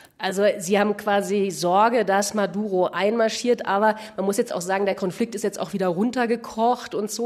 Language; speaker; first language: German; native; German